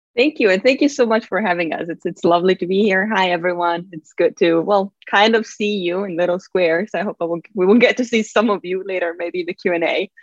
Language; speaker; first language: English; non-native, fluent; Italian